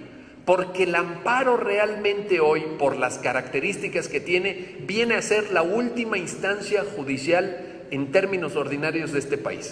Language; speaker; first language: Spanish; native; Spanish